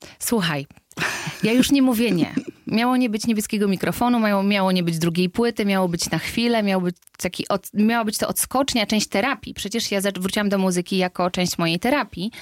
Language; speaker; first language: Polish; native; Polish